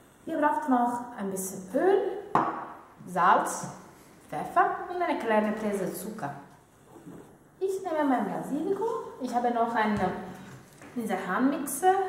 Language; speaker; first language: German; non-native, fluent; Italian